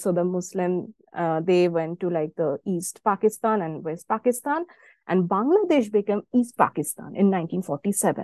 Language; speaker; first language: English; non-native, local second language; Bangla